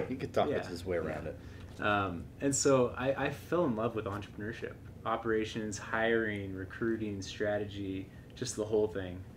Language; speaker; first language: English; native; English